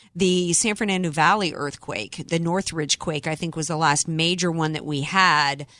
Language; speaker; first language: English; native; English